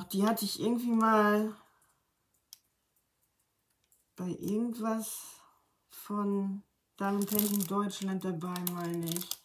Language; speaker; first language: German; native; German